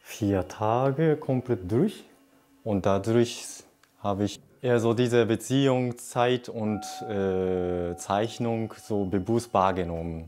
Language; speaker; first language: German; non-native, fluent; Japanese